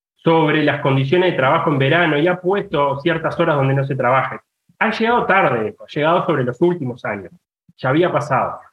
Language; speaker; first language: Spanish; native; Spanish